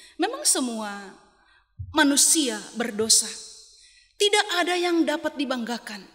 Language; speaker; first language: Indonesian; non-native, local second language; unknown